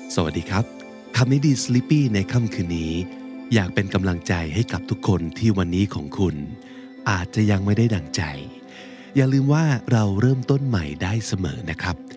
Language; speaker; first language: Thai; native; Thai